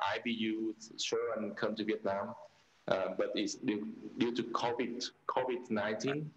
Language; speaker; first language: English; non-native, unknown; Vietnamese